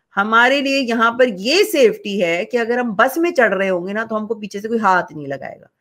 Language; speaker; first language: Urdu; native; Urdu